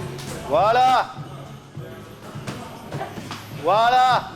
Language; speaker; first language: French; native; French